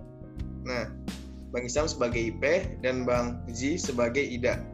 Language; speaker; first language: Indonesian; native; Indonesian